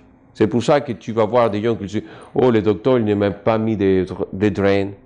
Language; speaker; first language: French; non-native, fluent; Spanish